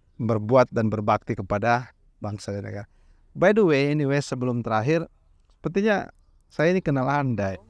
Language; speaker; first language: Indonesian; native; Indonesian